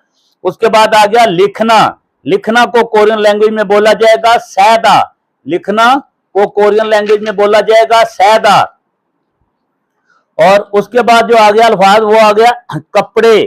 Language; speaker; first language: Hindi; non-native, local second language; Punjabi